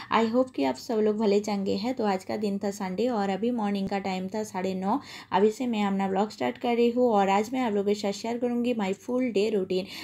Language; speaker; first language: Hindi; non-native, local second language; Bangla